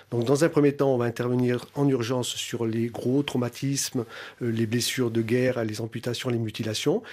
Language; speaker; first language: French; native; French